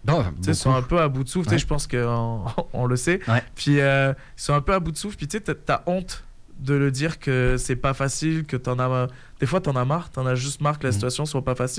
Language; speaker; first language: French; native; French